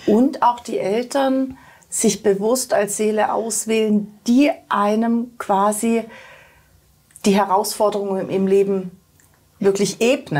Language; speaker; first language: German; native; German